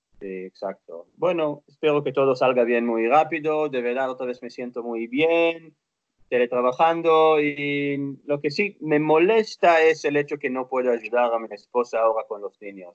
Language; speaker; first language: Spanish; non-native, fluent; Hebrew